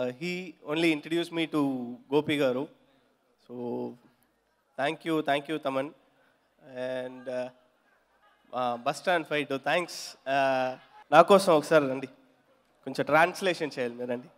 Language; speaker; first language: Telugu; non-native, learner; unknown